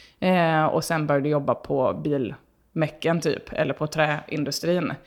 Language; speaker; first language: Swedish; native; Swedish